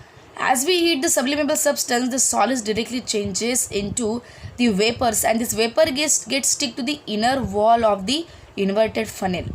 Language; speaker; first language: English; non-native, local second language; Hindi